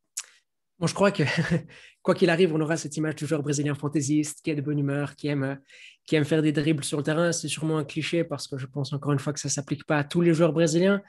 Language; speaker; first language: French; native; French